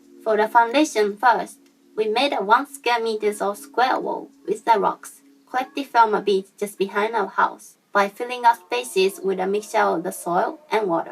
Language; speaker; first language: English; non-native, fluent; Japanese